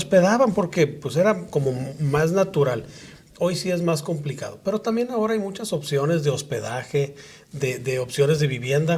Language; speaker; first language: Spanish; native; Spanish